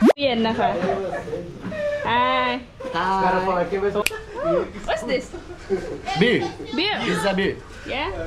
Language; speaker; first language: English; non-native, learner; Thai